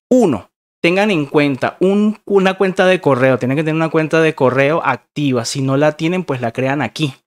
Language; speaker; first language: Spanish; native; Spanish